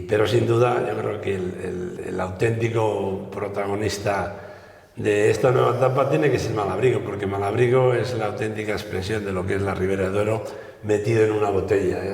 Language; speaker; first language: Spanish; native; Spanish